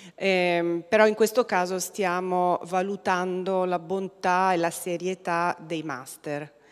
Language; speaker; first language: Italian; early bilingual, heritage; Italian